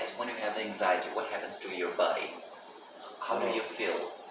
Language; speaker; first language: English; non-native, fluent; Portuguese